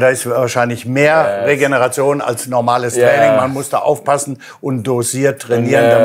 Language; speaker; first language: German; native; German